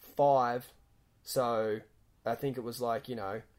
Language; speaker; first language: English; native; English